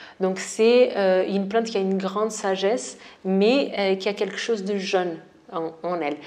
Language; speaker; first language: French; non-native, fluent; Portuguese